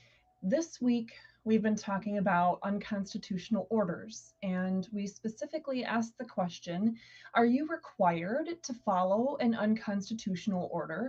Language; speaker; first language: English; native; English